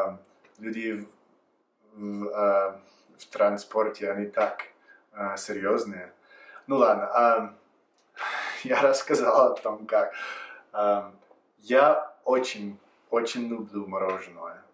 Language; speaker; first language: Russian; non-native, fluent; English